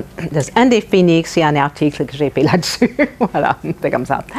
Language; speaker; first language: French; non-native, fluent; English